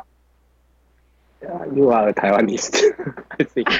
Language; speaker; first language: English; non-native, learner; Chinese